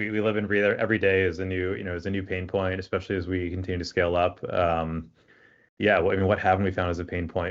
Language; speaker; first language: English; native; English